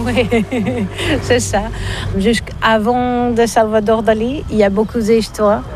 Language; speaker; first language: French; non-native, learner; Catalan